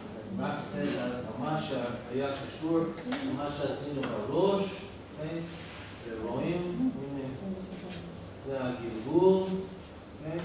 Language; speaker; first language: Hebrew; non-native, fluent; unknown